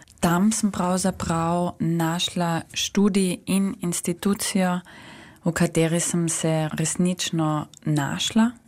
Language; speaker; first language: Slovenian; native; Slovenian